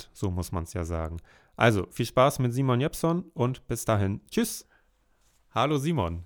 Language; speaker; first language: German; native; German